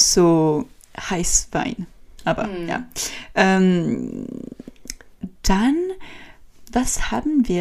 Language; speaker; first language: German; non-native, learner; French